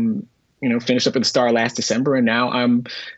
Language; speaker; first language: English; native; English